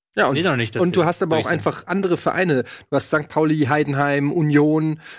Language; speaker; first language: German; native; German